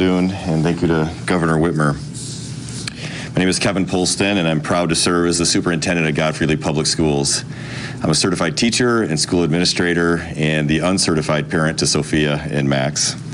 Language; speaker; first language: English; native; English